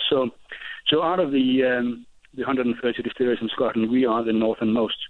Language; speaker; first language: English; non-native, fluent; Danish